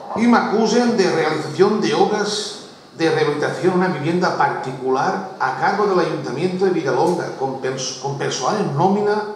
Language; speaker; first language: Spanish; non-native, local second language; Catalan